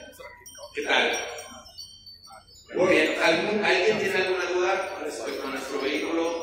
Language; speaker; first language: Spanish; native; Spanish